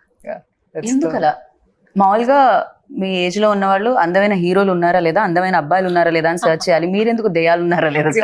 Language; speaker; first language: Telugu; native; Telugu